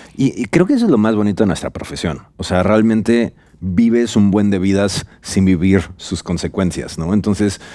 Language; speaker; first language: Spanish; native; Spanish